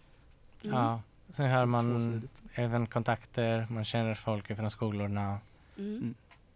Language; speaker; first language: Swedish; non-native, fluent; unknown